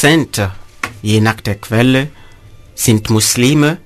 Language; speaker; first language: German; non-native, fluent; Mossi